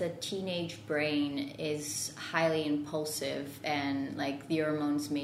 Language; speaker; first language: English; non-native, fluent; Portuguese